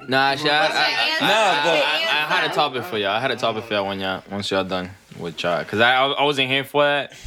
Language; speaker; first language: English; early bilingual, other home language; Spanish